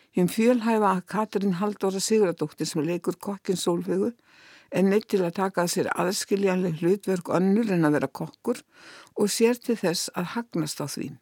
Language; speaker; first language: Icelandic; native; Icelandic